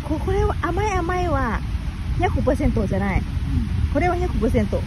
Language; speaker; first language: Japanese; non-native, learner; Thai